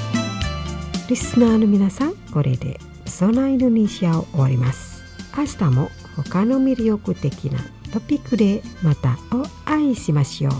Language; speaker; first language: Japanese; non-native, fluent; Indonesian